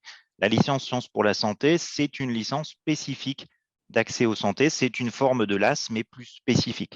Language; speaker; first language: French; native; French